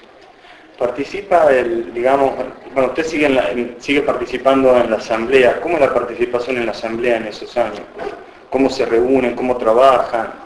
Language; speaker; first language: Spanish; native; Spanish